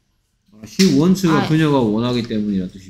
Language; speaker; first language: Korean; native; Korean